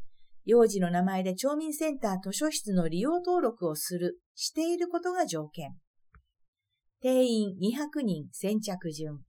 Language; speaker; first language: Japanese; native; Japanese